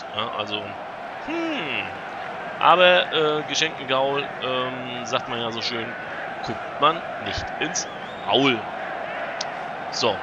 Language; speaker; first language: German; native; German